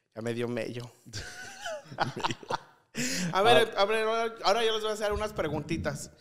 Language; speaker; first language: Spanish; native; Spanish